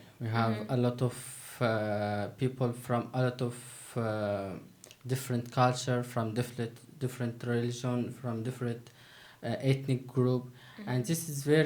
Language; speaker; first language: English; non-native, learner; Turkish